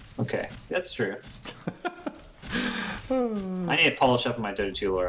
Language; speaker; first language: English; native; English